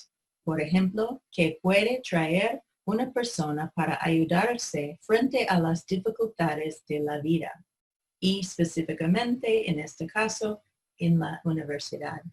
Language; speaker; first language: Spanish; non-native, fluent; English